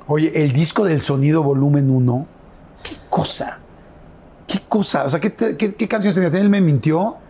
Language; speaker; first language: Spanish; native; Spanish